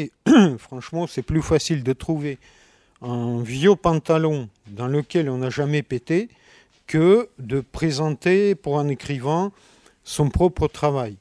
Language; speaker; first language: French; non-native, fluent; Russian